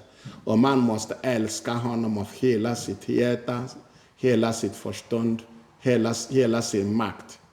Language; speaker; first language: Swedish; non-native, fluent; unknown